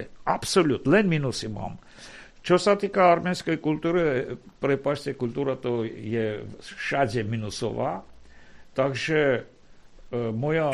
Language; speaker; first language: Slovak; non-native, fluent; Armenian